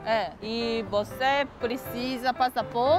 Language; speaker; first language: Portuguese; non-native, fluent; Korean